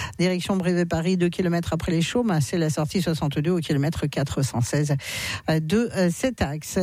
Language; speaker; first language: French; native; French